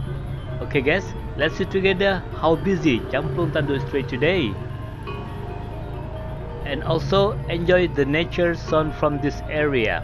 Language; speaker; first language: English; non-native, fluent; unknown